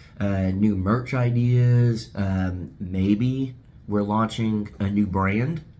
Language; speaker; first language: English; native; English